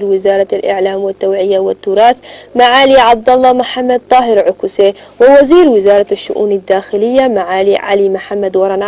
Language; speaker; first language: Arabic; non-native, local second language; Somali